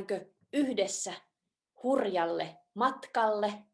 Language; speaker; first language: Finnish; native; Finnish